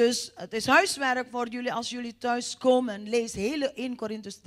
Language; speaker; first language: Dutch; non-native, fluent; Indonesian